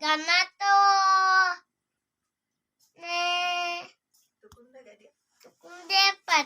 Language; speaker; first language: Hindi; non-native, local second language; Assamese